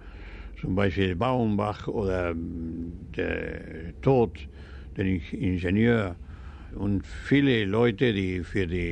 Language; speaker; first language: German; early bilingual, heritage; German